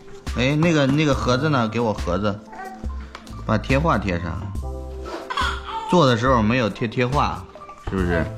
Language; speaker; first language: Chinese; native; Chinese